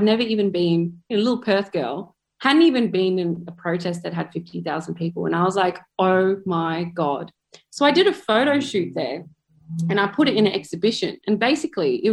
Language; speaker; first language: English; native; English